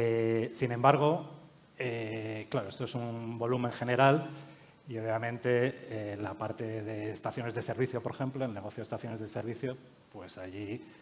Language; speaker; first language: Spanish; native; Spanish